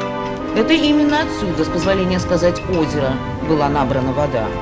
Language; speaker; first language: Russian; native; Russian